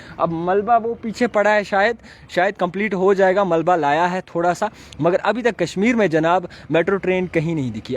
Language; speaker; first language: Hindi; non-native, local second language; Kashmiri